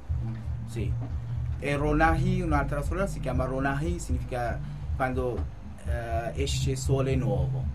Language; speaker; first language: Italian; non-native, local second language; Kurdish